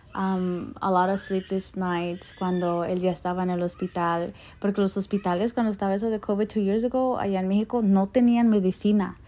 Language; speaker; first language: Spanish; early bilingual, heritage; Spanish